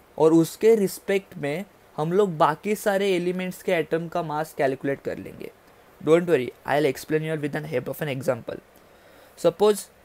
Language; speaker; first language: Hindi; native; Hindi